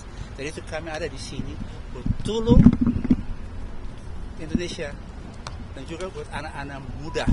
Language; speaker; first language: Indonesian; early bilingual, heritage; Indonesian